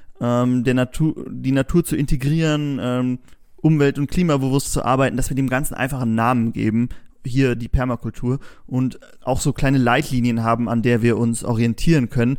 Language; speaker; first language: German; native; German